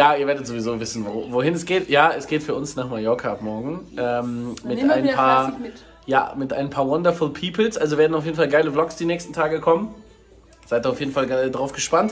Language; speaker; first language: German; native; German